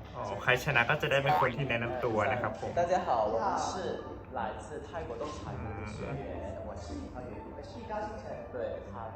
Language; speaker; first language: Chinese; non-native, learner; Thai